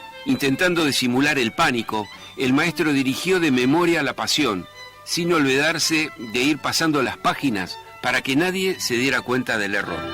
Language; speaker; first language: Spanish; native; Spanish